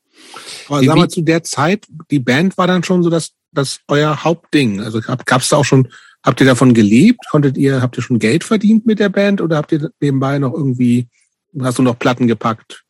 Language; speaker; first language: German; native; German